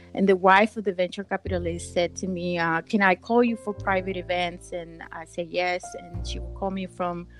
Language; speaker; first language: English; early bilingual, other home language; Spanish